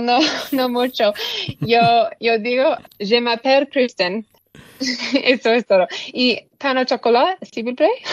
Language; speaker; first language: Spanish; non-native, learner; English